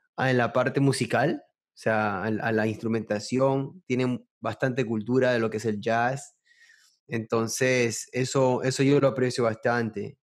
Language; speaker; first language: Spanish; early bilingual, heritage; Spanish